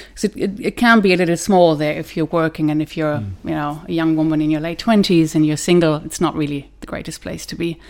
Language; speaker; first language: English; non-native, fluent; German